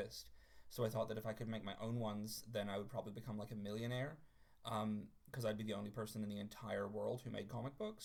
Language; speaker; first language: English; native; English